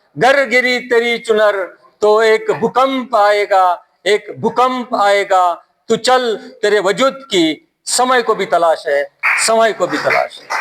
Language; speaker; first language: Hindi; non-native, local second language; Marathi